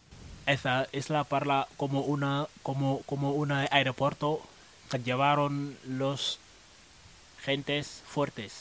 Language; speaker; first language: Spanish; non-native, learner; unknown